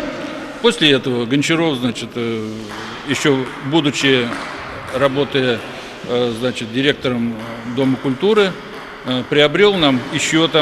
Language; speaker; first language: Russian; native; Russian